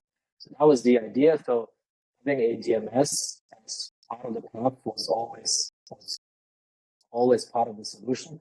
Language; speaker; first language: English; non-native, fluent; Lithuanian